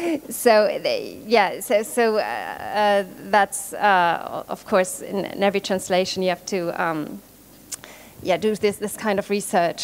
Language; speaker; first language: English; non-native, fluent; German